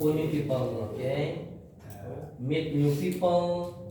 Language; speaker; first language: English; non-native, fluent; Indonesian